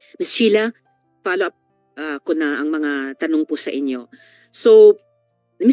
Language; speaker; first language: Filipino; native; Filipino